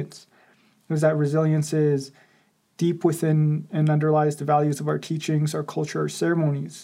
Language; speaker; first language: English; non-native, fluent; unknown